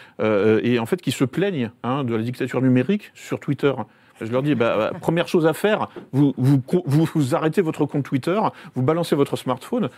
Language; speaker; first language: French; native; French